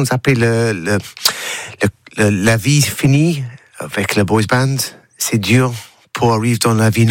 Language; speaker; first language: French; non-native, learner; English